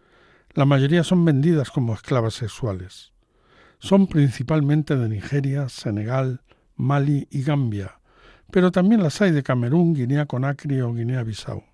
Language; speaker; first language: Spanish; native; Spanish